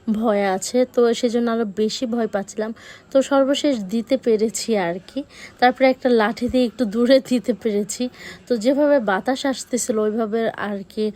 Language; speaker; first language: Bangla; early bilingual, heritage; Bangla